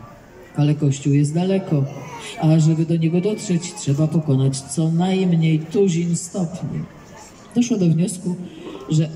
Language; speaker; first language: Polish; native; Polish